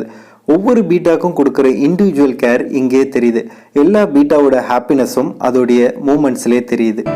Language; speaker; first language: Tamil; native; Tamil